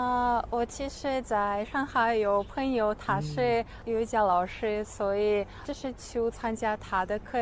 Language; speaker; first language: Chinese; non-native, learner; Russian